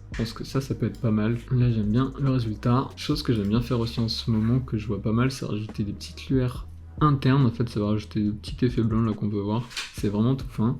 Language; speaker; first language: French; native; French